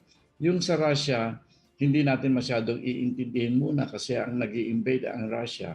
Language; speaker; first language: Filipino; native; Filipino